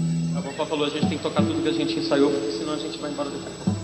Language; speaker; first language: Portuguese; native; Portuguese